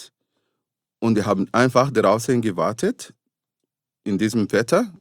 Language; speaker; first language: German; non-native, fluent; Arabic